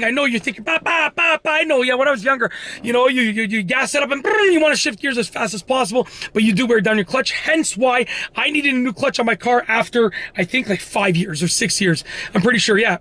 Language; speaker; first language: English; native; English